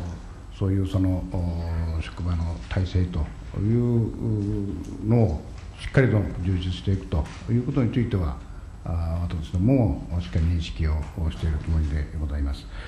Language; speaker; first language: Japanese; native; Japanese